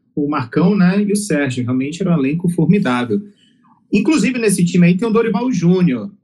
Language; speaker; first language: Portuguese; native; Portuguese